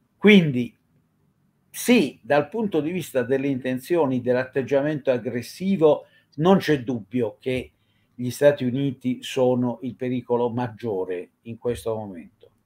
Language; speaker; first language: Italian; native; Italian